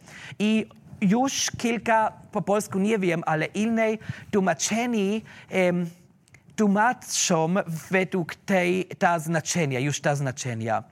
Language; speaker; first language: Polish; non-native, learner; German